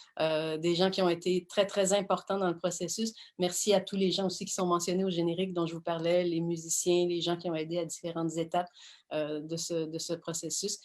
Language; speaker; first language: French; native; French